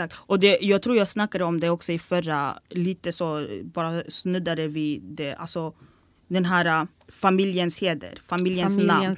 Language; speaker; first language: Swedish; early bilingual, other home language; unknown